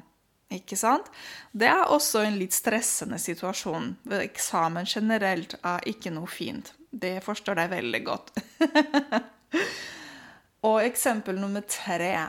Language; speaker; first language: Norwegian; non-native, fluent; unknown